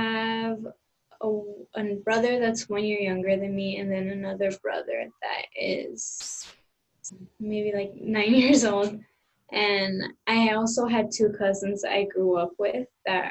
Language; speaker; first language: English; early bilingual, other home language; Spanish